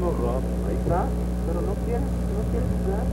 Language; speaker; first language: Spanish; non-native, fluent; English